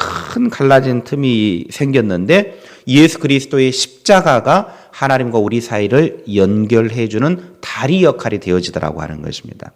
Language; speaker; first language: Korean; native; Korean